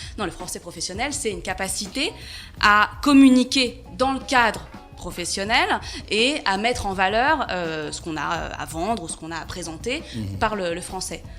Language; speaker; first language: French; native; French